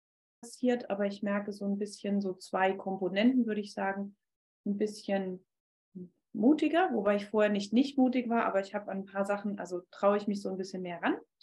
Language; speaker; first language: German; native; German